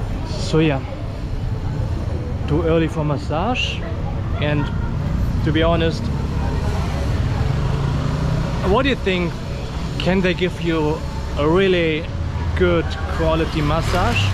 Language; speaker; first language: English; non-native, fluent; German